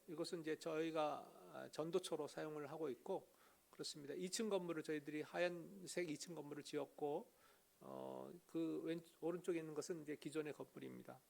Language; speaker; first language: Korean; native; Korean